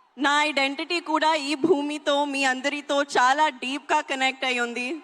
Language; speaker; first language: Telugu; non-native, learner; Hindi